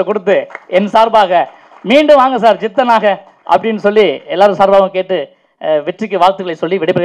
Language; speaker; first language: Tamil; native; Tamil